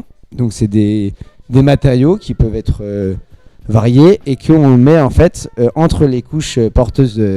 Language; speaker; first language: French; native; French